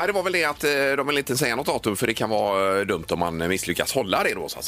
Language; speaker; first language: Swedish; native; Swedish